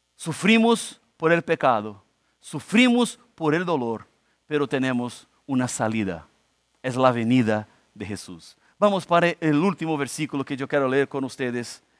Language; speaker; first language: Spanish; non-native, fluent; Portuguese